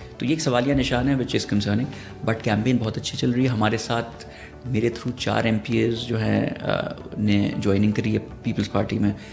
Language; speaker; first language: Urdu; native; Urdu